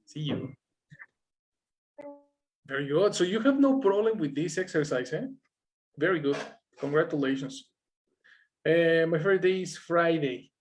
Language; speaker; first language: English; non-native, fluent; Spanish